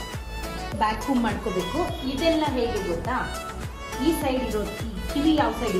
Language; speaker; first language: Kannada; native; Kannada